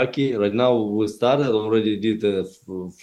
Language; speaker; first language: English; non-native, learner; Russian